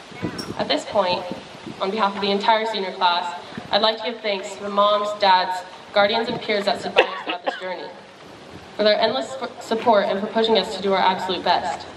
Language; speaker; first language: English; native; English